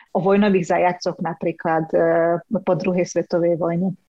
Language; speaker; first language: Slovak; non-native, local second language; Hungarian